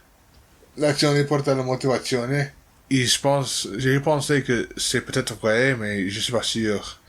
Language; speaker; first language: French; non-native, learner; English